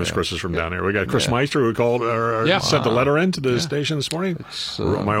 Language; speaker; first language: English; native; English